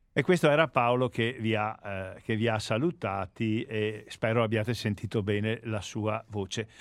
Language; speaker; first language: Italian; native; Italian